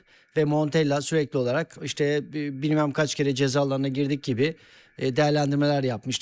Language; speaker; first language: Turkish; native; Turkish